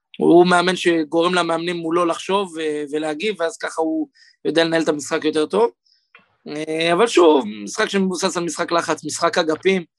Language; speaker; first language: Hebrew; native; Hebrew